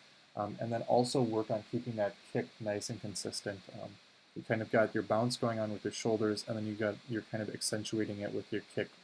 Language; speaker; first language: English; native; English